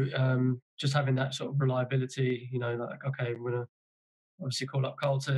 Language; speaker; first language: English; native; English